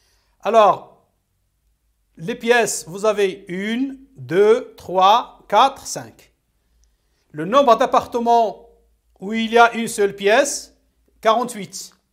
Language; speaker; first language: French; non-native, local second language; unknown